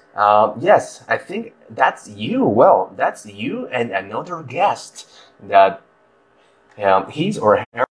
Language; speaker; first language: English; non-native, fluent; Spanish